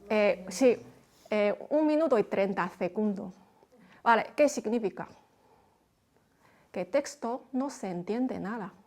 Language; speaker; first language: Spanish; non-native, fluent; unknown